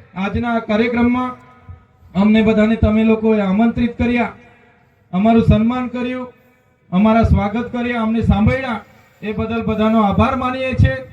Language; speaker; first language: Gujarati; non-native, local second language; Bhili